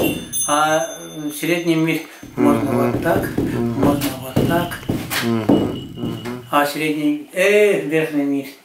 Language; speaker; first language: Russian; non-native, local second language; Yakut